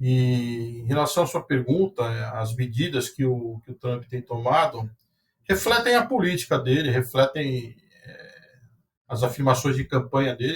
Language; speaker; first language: Portuguese; native; Portuguese